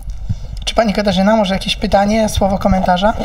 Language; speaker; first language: Polish; native; Polish